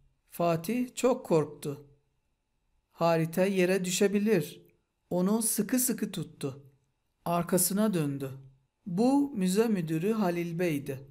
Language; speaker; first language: Turkish; non-native, fluent; Persian